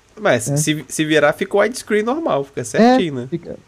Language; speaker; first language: Portuguese; native; Portuguese